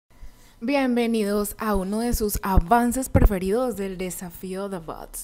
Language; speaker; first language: Spanish; native; Spanish